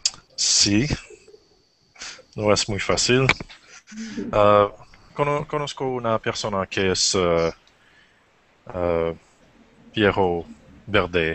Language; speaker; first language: Spanish; non-native, learner; French